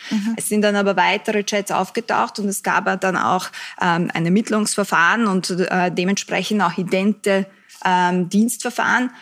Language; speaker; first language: German; early bilingual, other home language; Bosnian